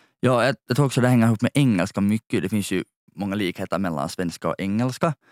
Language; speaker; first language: Swedish; native; Swedish